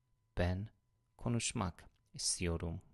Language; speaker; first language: Turkish; non-native, fluent; Persian